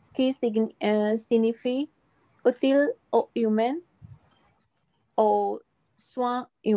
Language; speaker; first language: French; non-native, learner; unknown